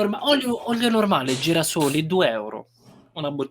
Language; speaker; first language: Italian; non-native, fluent; Romanian